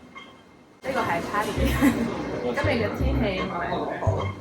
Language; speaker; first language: Chinese; early bilingual, heritage; English